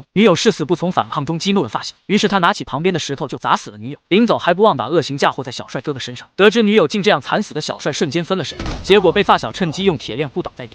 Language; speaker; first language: Chinese; native; Chinese